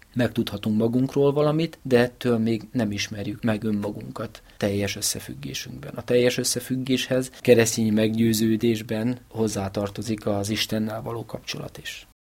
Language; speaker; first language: Hungarian; native; Hungarian